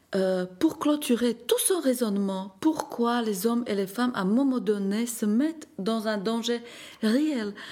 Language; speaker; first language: French; non-native, fluent; Slovak